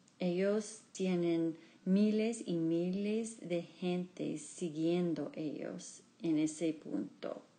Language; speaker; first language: Spanish; non-native, learner; English